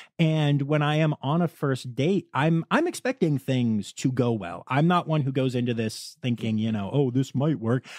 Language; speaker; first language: English; native; English